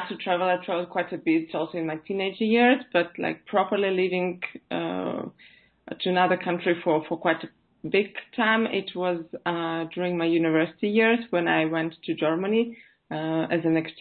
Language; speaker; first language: English; non-native, fluent; Russian